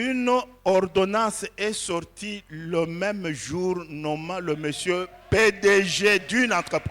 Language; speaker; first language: French; non-native, local second language; Lingala